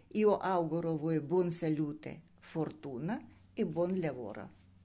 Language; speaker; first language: Italian; non-native, learner; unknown